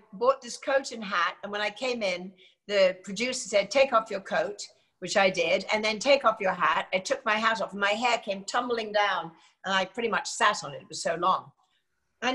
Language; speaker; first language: English; native; English